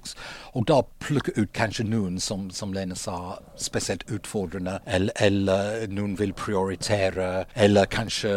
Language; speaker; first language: Norwegian; non-native, fluent; English